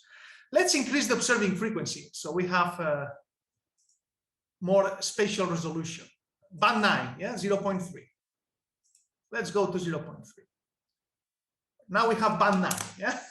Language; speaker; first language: English; non-native, fluent; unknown